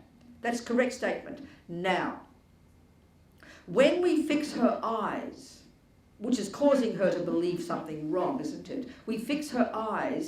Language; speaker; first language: English; native; English